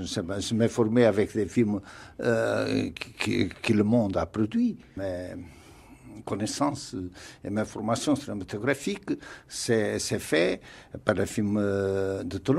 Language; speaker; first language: French; non-native, fluent; Portuguese